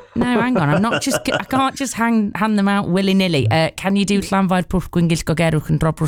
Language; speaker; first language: English; native; English